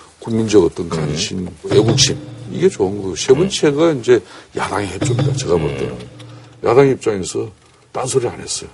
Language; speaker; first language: Korean; native; Korean